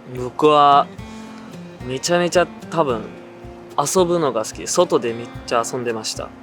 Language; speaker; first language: Japanese; early bilingual, other home language; Portuguese